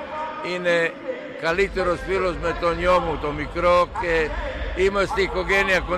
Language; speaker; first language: Greek; non-native, fluent; Serbian